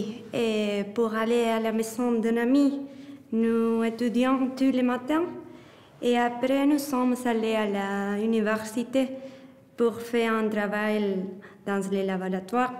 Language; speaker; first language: French; non-native, learner; Spanish